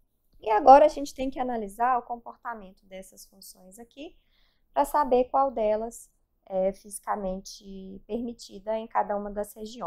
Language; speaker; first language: Portuguese; native; Portuguese